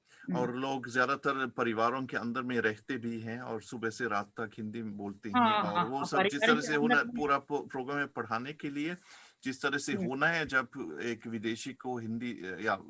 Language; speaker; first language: Hindi; non-native, fluent; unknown